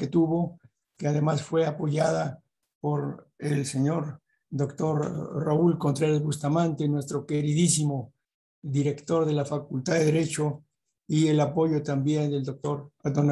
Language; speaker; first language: Spanish; native; Spanish